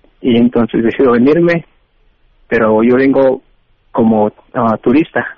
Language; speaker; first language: Spanish; native; Spanish